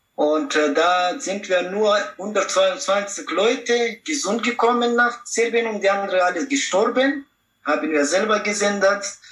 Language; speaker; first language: German; non-native, learner; Pashto